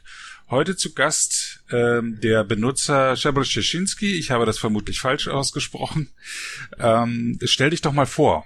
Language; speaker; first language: German; native; German